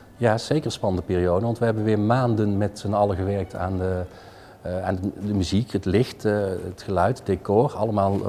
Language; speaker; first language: Dutch; native; Dutch